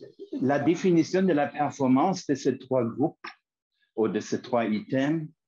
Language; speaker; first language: French; non-native, fluent; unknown